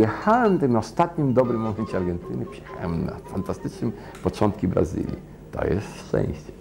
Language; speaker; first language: Polish; early bilingual, heritage; Polish